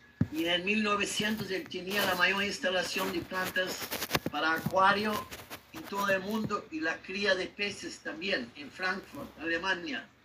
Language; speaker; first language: Spanish; non-native, learner; German